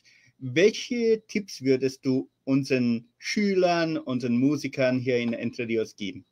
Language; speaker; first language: German; early bilingual, heritage; German